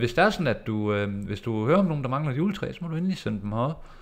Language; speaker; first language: Danish; native; Danish